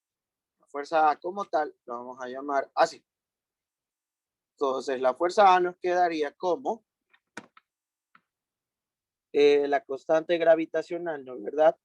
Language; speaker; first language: Spanish; native; Spanish